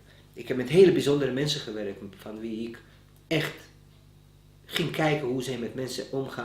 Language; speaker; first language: Dutch; non-native, fluent; Bosnian